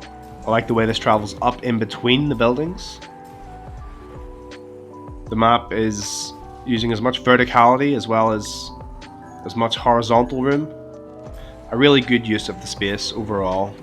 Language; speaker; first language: English; native; English